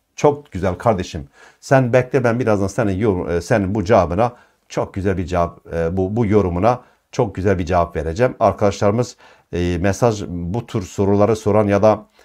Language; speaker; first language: Turkish; non-native, local second language; Kurdish